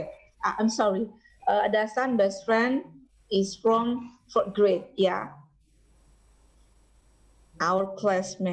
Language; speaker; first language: English; non-native, learner; Indonesian